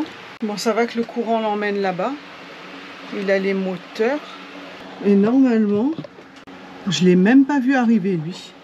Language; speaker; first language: French; native; French